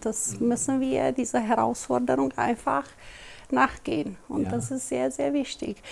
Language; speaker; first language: German; non-native, local second language; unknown